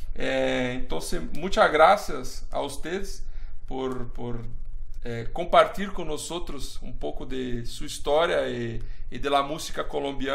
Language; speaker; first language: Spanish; non-native, fluent; Portuguese